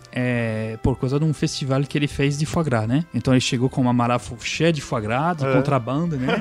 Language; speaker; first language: Portuguese; non-native, fluent; French